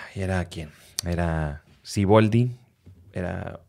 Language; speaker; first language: Spanish; native; Spanish